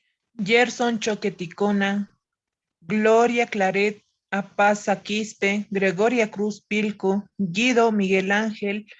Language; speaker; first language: Spanish; native; Spanish